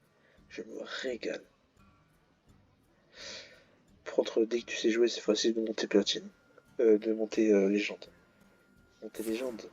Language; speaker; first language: French; native; French